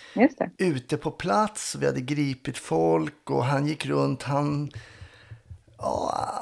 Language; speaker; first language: Swedish; native; Swedish